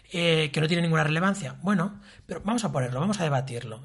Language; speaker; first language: Spanish; native; Spanish